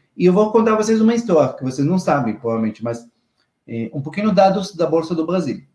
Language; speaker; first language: Portuguese; non-native, fluent; Hebrew